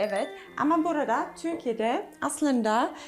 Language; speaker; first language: Turkish; non-native, learner; German